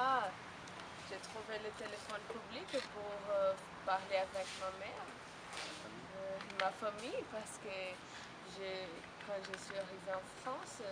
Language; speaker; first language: French; non-native, learner; Portuguese